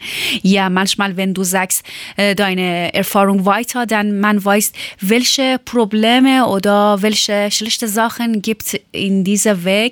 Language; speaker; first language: German; non-native, learner; Persian